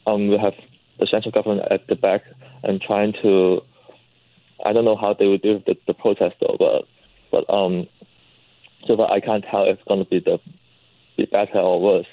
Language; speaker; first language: English; non-native, local second language; Cantonese